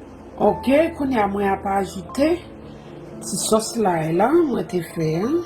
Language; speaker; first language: French; non-native, local second language; Haitian Creole